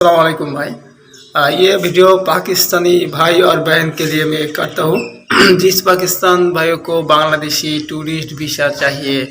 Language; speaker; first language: Hindi; non-native, learner; Bangla